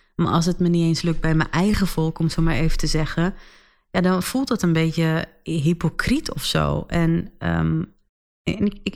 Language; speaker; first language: Dutch; early bilingual, other home language; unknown